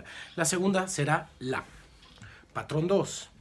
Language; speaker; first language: Spanish; native; Spanish